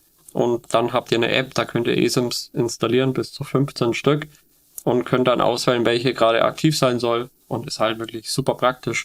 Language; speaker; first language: German; native; German